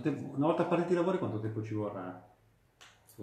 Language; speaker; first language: Italian; native; Italian